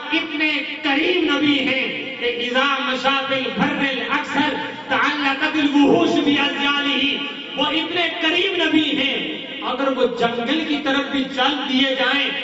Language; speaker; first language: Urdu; non-native, local second language; Punjabi